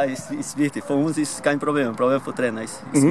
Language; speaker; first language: German; non-native, learner; Portuguese